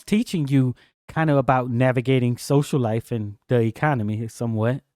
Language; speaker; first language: English; native; English